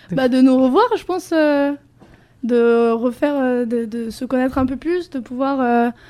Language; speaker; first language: French; non-native, fluent; Spanish